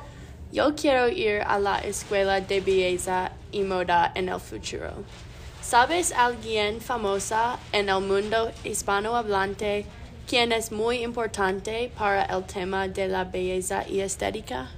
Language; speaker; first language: Spanish; non-native, learner; English